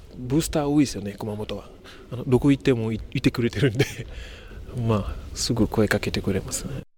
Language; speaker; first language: Japanese; non-native, fluent; Wolof